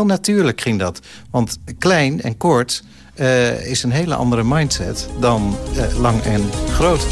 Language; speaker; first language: Dutch; native; Dutch